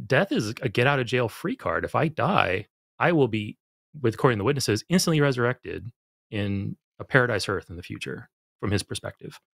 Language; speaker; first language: English; native; English